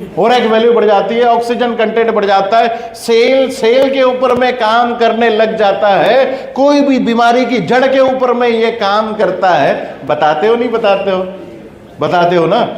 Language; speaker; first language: Hindi; non-native, local second language; Kannada